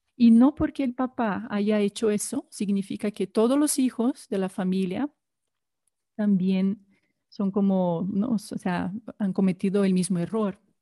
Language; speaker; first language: Spanish; non-native, fluent; Portuguese